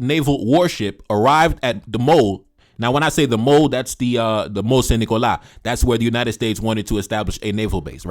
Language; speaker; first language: English; native; English